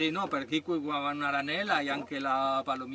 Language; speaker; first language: Italian; non-native, learner; Spanish